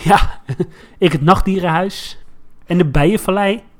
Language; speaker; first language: Dutch; native; Dutch